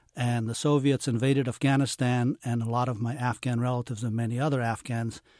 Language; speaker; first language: English; early bilingual, heritage; English